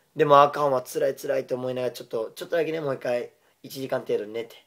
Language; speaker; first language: Japanese; native; Japanese